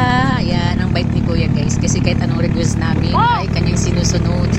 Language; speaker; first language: Filipino; native; Filipino